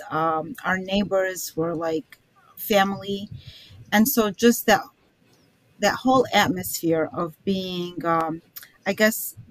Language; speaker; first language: English; early bilingual, other home language; Arabic